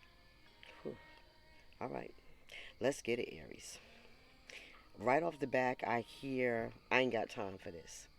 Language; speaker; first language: English; native; English